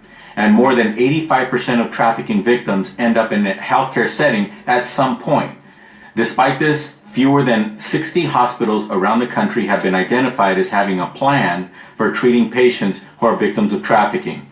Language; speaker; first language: English; native; English